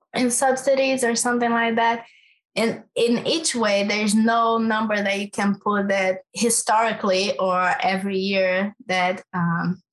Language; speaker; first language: English; non-native, fluent; Portuguese